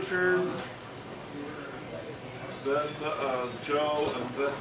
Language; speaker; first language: English; native; English